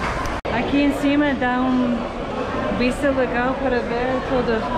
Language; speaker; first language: Portuguese; non-native, fluent; English